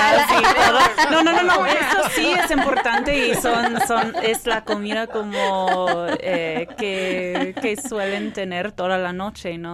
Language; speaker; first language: Spanish; non-native, fluent; English